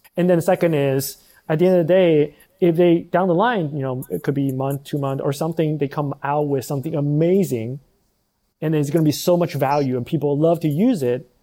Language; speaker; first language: English; non-native, fluent; Chinese